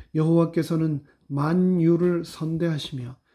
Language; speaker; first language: Korean; native; Korean